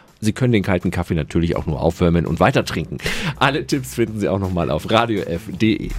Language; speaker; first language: German; native; German